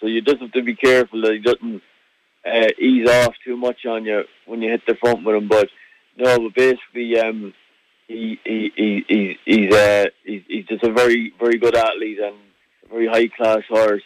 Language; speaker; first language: English; native; English